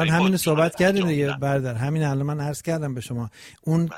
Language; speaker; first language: Persian; native; Persian